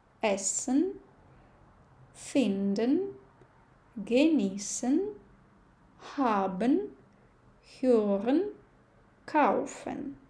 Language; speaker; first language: German; non-native, fluent; Ukrainian